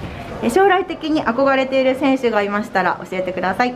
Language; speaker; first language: Japanese; native; Japanese